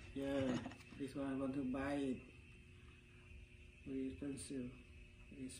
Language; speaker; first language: English; non-native, learner; Khmer